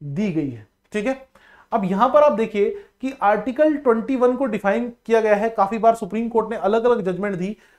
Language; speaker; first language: Hindi; non-native, local second language; Punjabi